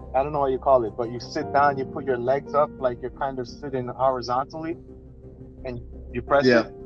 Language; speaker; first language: English; native; English